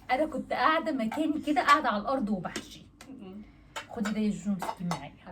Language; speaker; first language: Arabic; native; Arabic